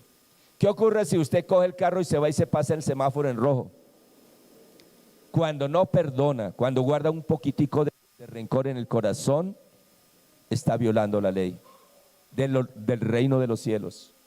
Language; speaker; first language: Spanish; native; Spanish